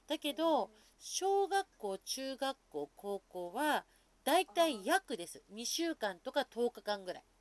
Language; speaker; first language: Japanese; native; Japanese